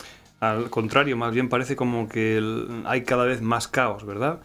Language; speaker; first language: Spanish; native; Spanish